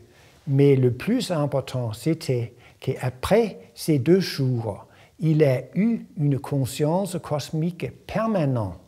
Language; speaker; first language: French; non-native, fluent; Danish